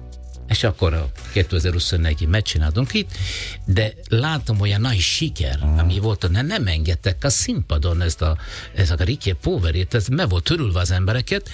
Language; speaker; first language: Hungarian; non-native, fluent; Italian